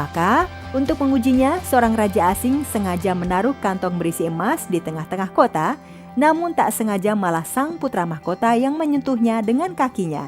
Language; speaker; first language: Indonesian; native; Indonesian